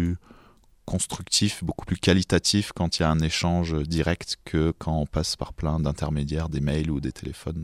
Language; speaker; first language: French; native; French